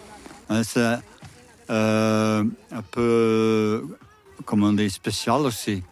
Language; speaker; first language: French; non-native, local second language; Dutch